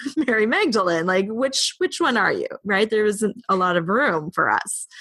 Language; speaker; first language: English; native; English